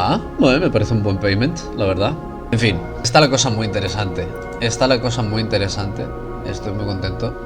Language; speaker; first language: Spanish; native; Spanish